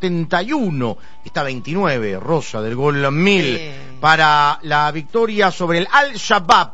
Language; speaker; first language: Spanish; native; Spanish